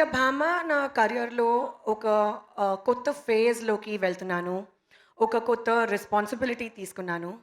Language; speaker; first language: Telugu; non-native, learner; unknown